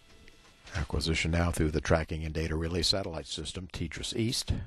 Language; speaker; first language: English; native; English